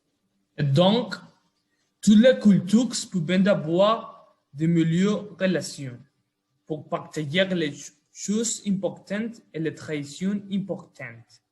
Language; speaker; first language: French; non-native, learner; Spanish